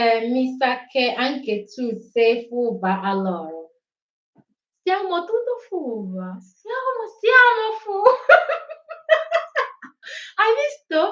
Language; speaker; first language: Italian; non-native, learner; Igbo